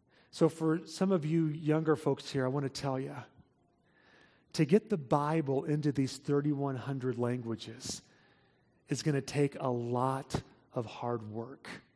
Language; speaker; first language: English; native; English